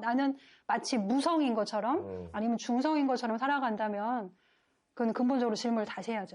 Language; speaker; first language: Korean; native; Korean